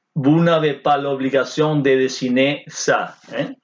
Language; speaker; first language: French; non-native, fluent; Spanish